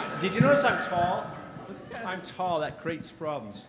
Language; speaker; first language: English; native; English